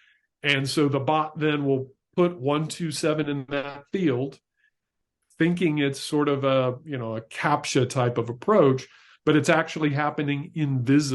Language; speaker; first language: English; native; English